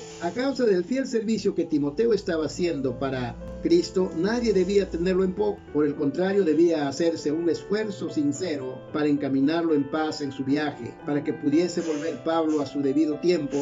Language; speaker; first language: Spanish; native; Spanish